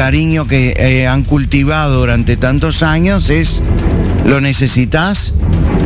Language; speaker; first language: Spanish; native; Spanish